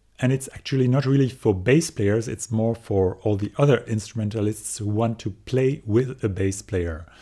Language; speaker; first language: English; non-native, fluent; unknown